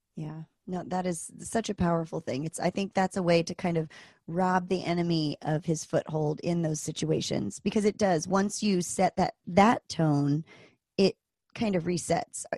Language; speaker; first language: English; native; English